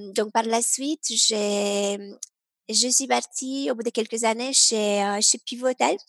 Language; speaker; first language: French; non-native, fluent; Romanian